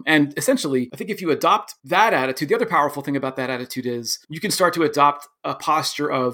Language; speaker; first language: English; native; English